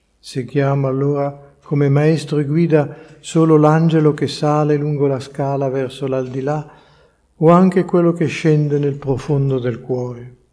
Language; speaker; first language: Italian; native; Italian